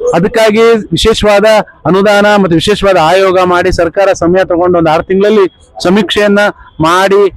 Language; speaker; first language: Kannada; non-native, local second language; Lambadi